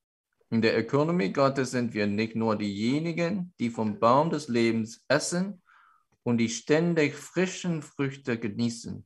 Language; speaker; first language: German; non-native, fluent; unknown